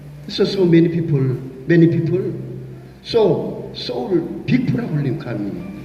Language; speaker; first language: English; non-native, learner; Korean